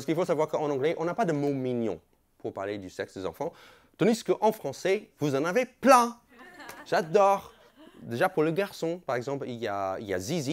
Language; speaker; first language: French; non-native, fluent; English